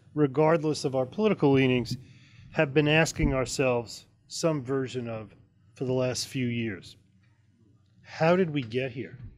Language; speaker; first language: English; native; English